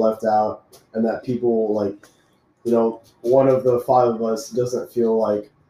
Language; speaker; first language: English; native; English